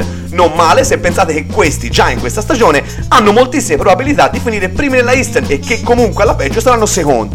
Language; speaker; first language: Italian; native; Italian